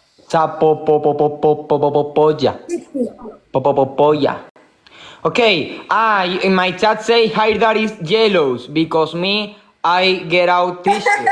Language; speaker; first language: English; non-native, learner; Spanish